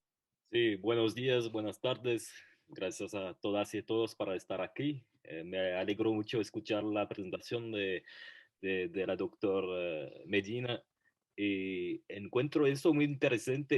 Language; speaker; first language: Spanish; non-native, fluent; French